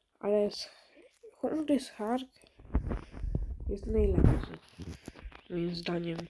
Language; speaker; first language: Polish; early bilingual, other home language; Ukrainian